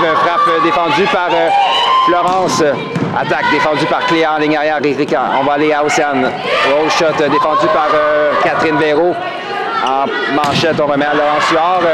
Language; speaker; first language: French; native; French